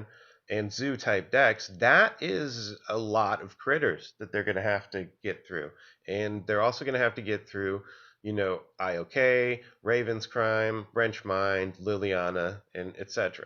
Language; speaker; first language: English; native; English